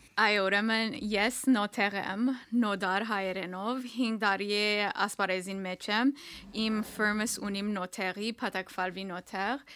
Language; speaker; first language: Armenian; early bilingual, heritage; Armenian